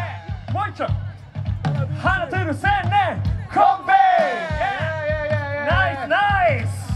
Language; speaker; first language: Korean; non-native, learner; Japanese